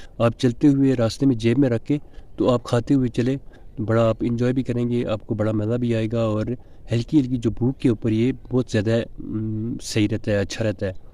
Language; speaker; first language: Urdu; non-native, local second language; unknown